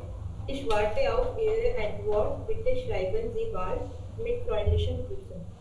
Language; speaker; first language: German; non-native, learner; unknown